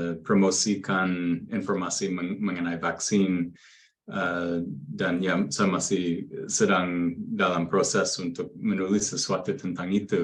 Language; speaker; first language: Indonesian; non-native, fluent; English